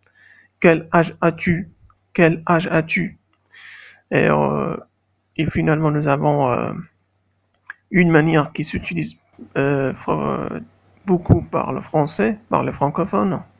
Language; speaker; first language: French; non-native, fluent; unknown